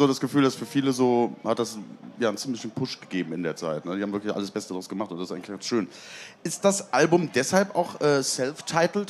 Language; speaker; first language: German; native; German